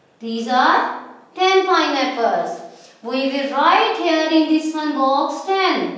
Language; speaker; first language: English; non-native, local second language; Urdu